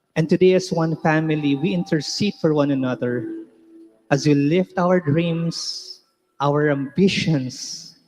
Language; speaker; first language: English; non-native, local second language; Filipino